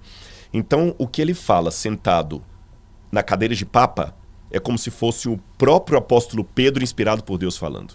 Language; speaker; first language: Portuguese; native; Portuguese